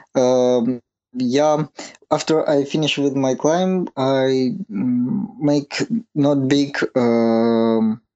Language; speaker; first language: English; non-native, learner; Russian